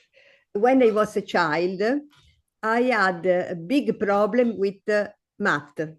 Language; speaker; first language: English; non-native, learner; Italian